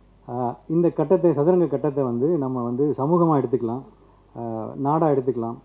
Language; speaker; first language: Tamil; native; Tamil